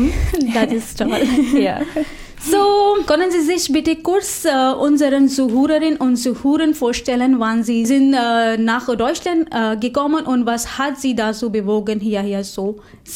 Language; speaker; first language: German; non-native, fluent; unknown